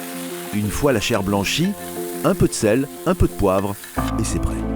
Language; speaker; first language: French; native; French